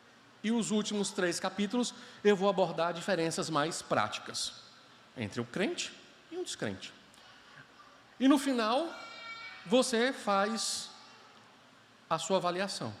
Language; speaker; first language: Portuguese; native; Portuguese